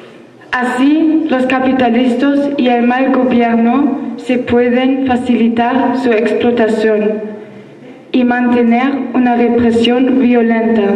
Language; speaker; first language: Spanish; non-native, learner; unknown